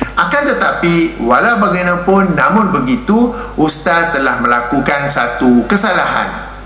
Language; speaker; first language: Malay; native; Malay